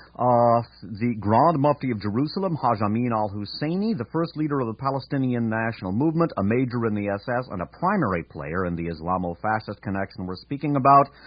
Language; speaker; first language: English; native; English